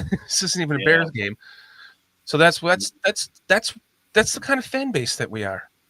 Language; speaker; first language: English; native; English